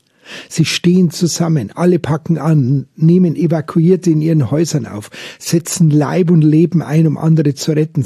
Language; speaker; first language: German; native; German